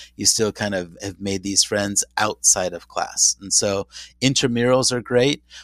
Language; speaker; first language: English; native; English